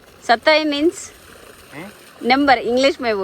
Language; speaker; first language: Hindi; non-native, local second language; Telugu